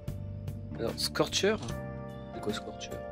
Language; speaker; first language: French; native; French